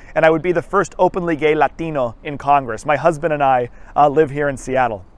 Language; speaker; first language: English; early bilingual, other home language; Spanish